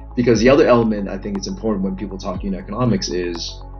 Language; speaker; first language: English; native; English